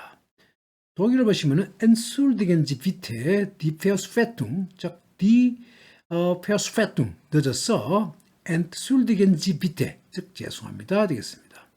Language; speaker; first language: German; non-native, learner; Korean